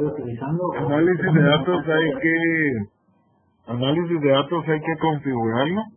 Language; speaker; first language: Spanish; native; Spanish